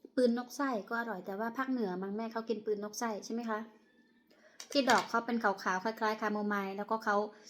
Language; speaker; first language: Thai; non-native, local second language; Khmer